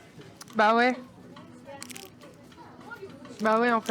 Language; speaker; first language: French; native; French